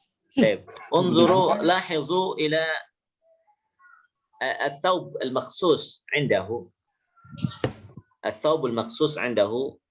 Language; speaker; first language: Arabic; non-native, fluent; Indonesian